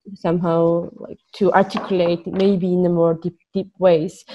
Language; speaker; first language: English; non-native, fluent; Georgian